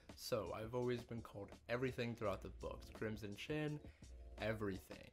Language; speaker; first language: English; native; English